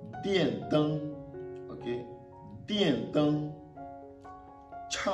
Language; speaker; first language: Chinese; non-native, learner; French